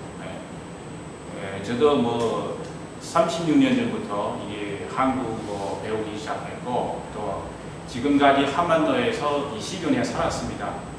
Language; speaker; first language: Korean; non-native, fluent; Chinese